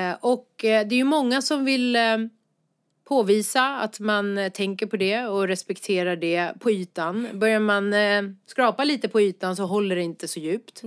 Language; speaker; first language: Swedish; early bilingual, other home language; Persian